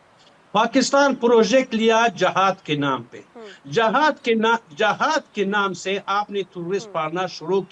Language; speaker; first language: Hindi; non-native, learner; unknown